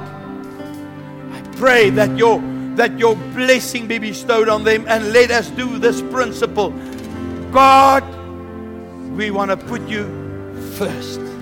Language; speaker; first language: English; non-native, local second language; Afrikaans